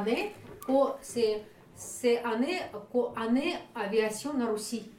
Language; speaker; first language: French; non-native, learner; Russian